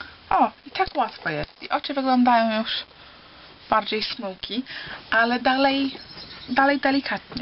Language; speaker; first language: Polish; early bilingual, heritage; Polish